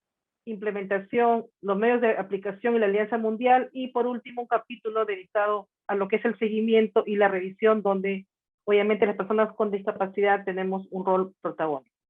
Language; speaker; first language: Spanish; native; Spanish